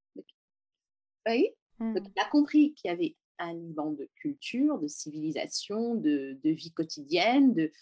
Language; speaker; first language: French; native; French